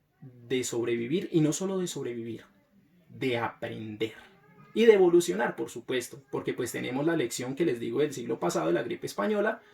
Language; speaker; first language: Spanish; native; Spanish